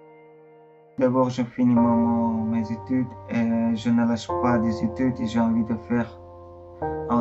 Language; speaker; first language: French; non-native, learner; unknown